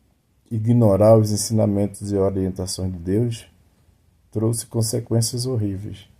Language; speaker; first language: Portuguese; native; Portuguese